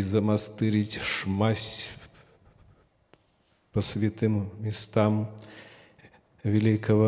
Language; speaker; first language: Russian; native; Russian